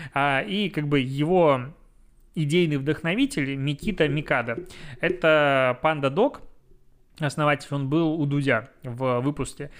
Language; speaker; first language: Russian; native; Russian